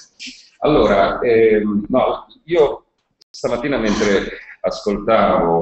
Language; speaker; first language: Italian; native; Italian